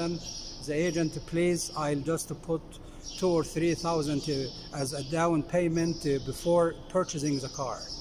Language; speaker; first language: English; non-native, fluent; Arabic